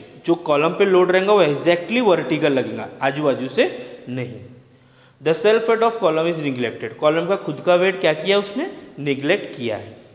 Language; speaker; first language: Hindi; non-native, local second language; Marathi